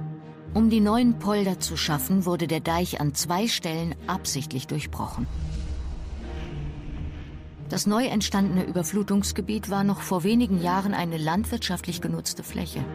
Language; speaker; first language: German; native; German